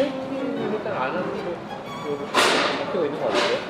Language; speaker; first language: Korean; non-native, learner; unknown